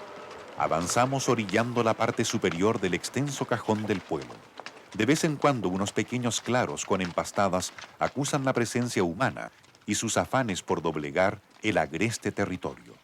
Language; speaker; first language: Spanish; native; Spanish